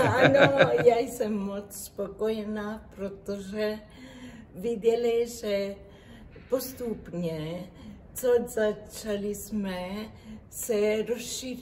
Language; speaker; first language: Czech; non-native, learner; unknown